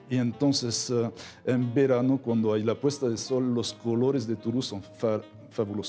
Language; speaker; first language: Spanish; non-native, fluent; French